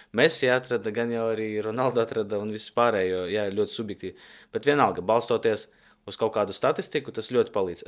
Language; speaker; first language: Latvian; native; Latvian